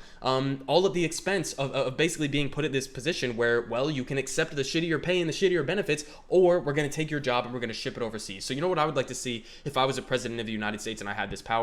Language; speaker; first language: English; native; English